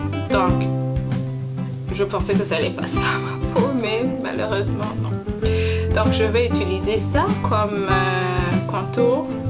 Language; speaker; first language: French; non-native, local second language; Rundi